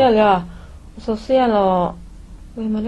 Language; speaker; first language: Norwegian; non-native, learner; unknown